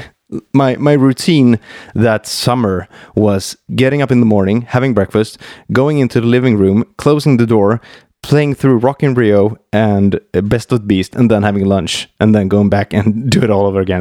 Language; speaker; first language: English; non-native, fluent; Swedish